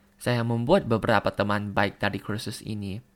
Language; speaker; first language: Indonesian; non-native, learner; Thai